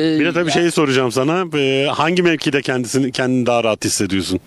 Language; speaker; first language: Turkish; native; Turkish